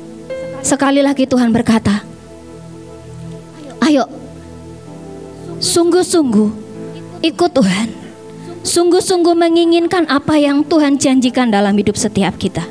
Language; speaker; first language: Indonesian; native; Indonesian